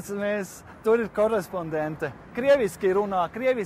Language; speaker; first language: Latvian; non-native, learner; German